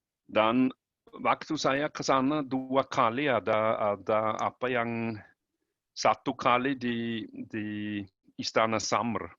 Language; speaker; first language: Indonesian; non-native, learner; German